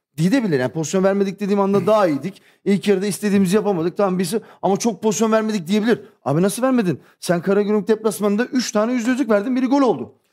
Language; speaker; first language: Turkish; early bilingual, heritage; Turkish